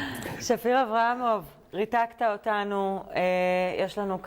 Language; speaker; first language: Hebrew; native; Hebrew